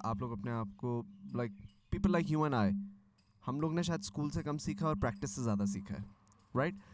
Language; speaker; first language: Urdu; native; Urdu